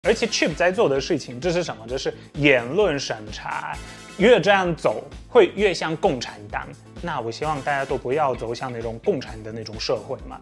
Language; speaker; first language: Chinese; native; Chinese